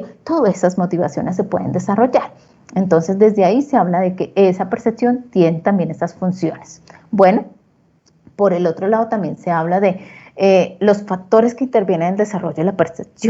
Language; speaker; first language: Spanish; native; Spanish